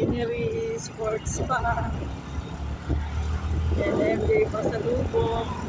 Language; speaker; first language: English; non-native, local second language; Filipino